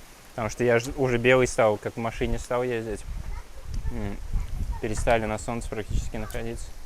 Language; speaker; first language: Russian; native; Russian